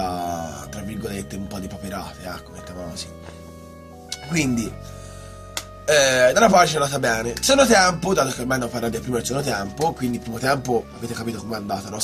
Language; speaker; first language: Italian; native; Italian